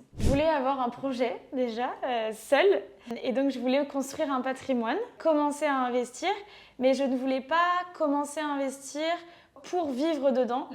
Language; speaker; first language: French; native; French